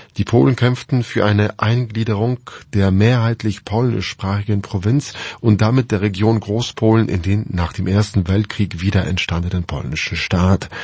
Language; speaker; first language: German; non-native, fluent; Polish